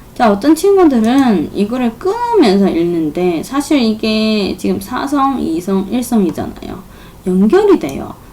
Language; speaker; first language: Korean; non-native, fluent; Chinese